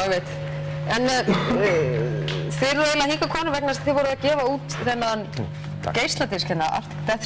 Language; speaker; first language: Icelandic; native; Icelandic